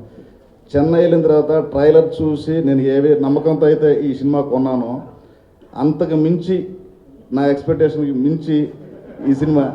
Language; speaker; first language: Telugu; native; Telugu